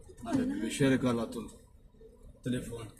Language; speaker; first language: Arabic; non-native, learner; Hindi